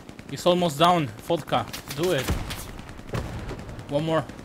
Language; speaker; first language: English; non-native, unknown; Spanish